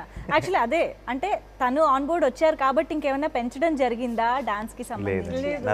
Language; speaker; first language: Telugu; native; Telugu